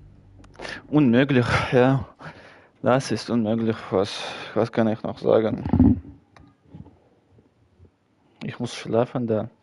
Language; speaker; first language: German; non-native, learner; Russian